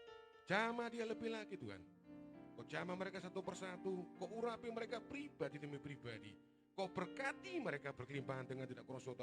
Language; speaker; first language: Indonesian; native; Indonesian